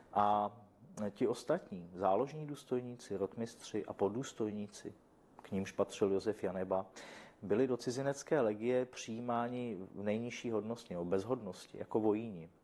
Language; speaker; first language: Czech; native; Czech